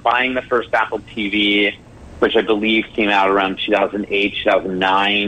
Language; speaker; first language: English; native; English